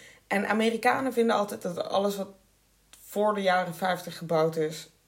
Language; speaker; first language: Dutch; native; Dutch